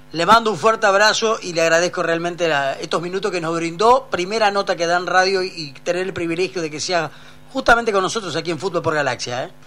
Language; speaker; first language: Spanish; native; Spanish